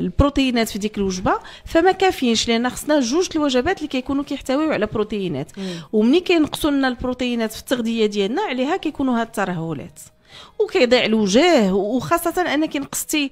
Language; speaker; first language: Arabic; native; Arabic